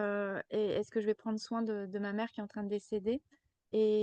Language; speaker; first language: French; native; French